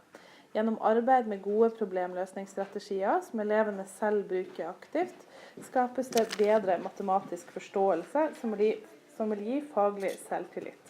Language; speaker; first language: Norwegian; native; Norwegian